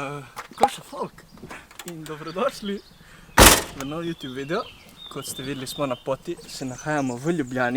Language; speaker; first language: Slovenian; native; Slovenian